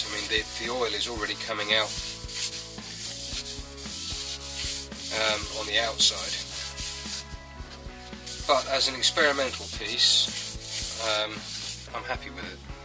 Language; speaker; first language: English; native; English